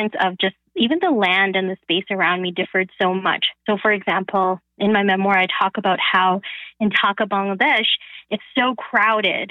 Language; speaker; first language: English; non-native, fluent; Bangla